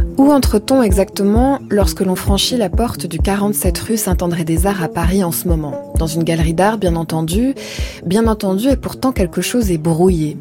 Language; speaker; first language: French; native; French